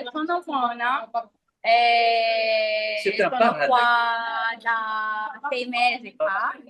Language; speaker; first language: Italian; non-native, learner; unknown